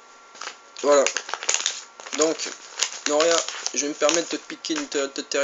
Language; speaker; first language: French; native; French